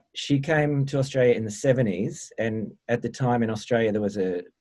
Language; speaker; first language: English; native; English